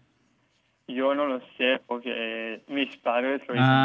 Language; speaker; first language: Spanish; non-native, learner; Hebrew